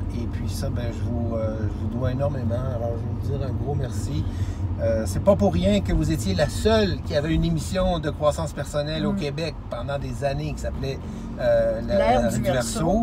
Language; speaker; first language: French; native; French